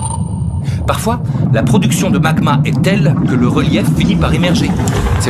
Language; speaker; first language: French; native; French